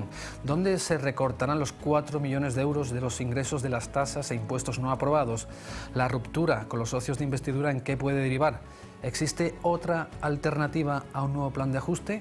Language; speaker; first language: Spanish; native; Spanish